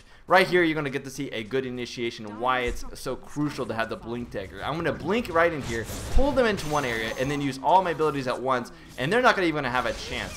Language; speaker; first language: English; native; English